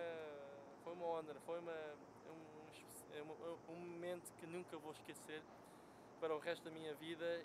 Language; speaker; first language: Portuguese; non-native, fluent; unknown